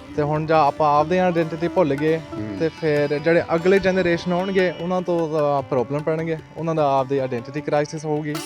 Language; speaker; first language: Punjabi; early bilingual, heritage; Norwegian